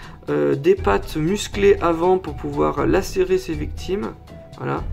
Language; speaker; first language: French; native; French